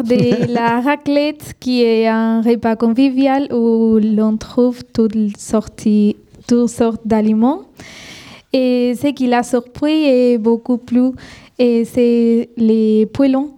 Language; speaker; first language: French; non-native, fluent; Spanish